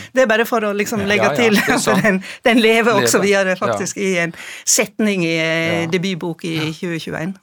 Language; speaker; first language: Norwegian; native; Norwegian